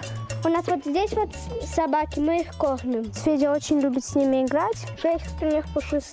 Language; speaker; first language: Russian; early bilingual, heritage; Russian